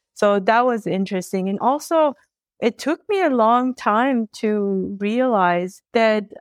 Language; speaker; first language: English; early bilingual, other home language; Persian